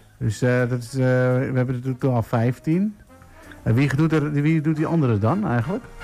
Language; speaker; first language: Dutch; native; Dutch